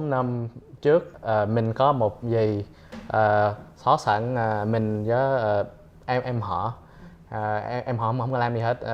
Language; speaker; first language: Vietnamese; early bilingual, heritage; Vietnamese